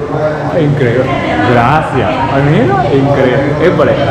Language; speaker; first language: Spanish; non-native, learner; Japanese